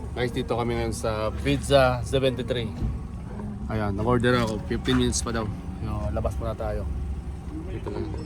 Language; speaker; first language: Filipino; non-native, local second language; Hiligaynon